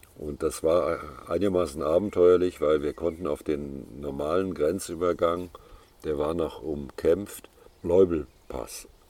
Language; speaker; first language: German; native; German